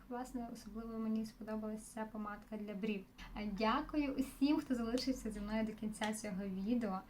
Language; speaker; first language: Ukrainian; non-native, local second language; Russian